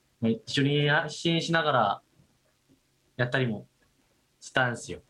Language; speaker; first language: Japanese; non-native, fluent; Korean